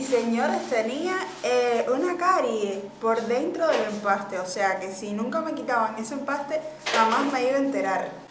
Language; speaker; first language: Spanish; native; Spanish